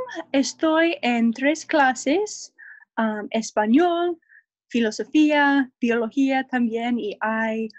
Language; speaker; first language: Spanish; non-native, learner; English